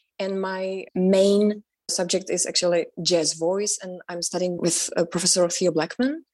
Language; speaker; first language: English; non-native, fluent; Czech